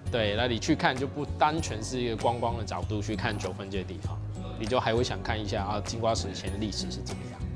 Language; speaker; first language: Chinese; non-native, local second language; Cantonese